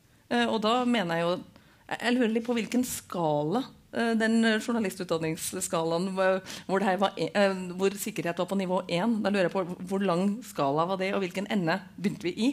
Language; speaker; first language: Norwegian; native; Norwegian